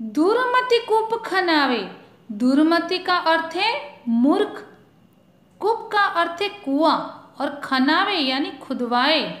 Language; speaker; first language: Hindi; non-native, local second language; Gujarati